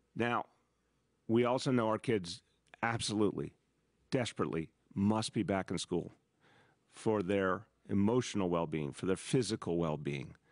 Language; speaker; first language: English; native; English